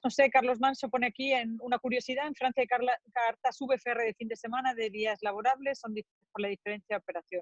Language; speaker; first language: Spanish; native; Spanish